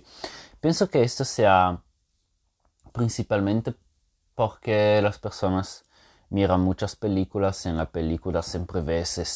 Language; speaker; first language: Spanish; non-native, fluent; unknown